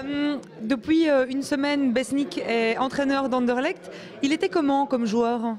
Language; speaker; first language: French; native; French